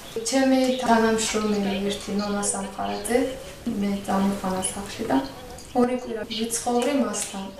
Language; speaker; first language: Georgian; non-native, local second language; Azerbaijani